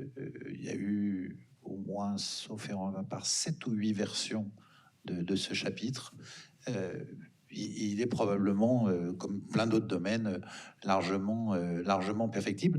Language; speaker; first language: French; native; French